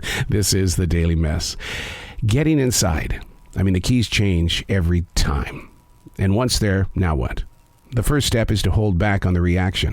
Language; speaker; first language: English; native; English